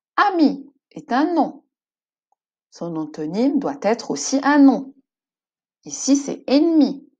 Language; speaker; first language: French; non-native, local second language; Arabic